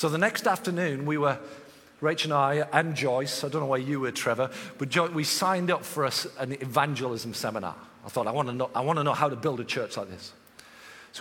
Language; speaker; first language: English; native; English